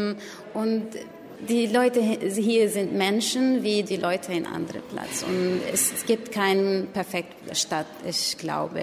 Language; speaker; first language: German; non-native, learner; Arabic